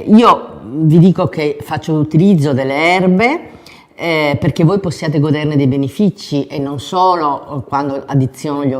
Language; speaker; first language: Italian; native; Italian